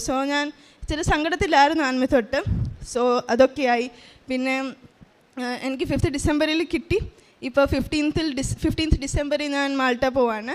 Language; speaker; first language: Malayalam; early bilingual, heritage; Malayalam